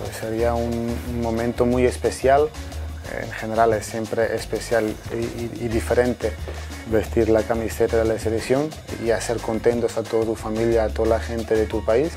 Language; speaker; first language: Spanish; non-native, fluent; Croatian